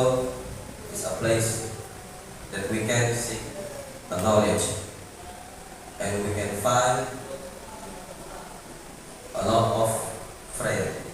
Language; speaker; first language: English; non-native, learner; Indonesian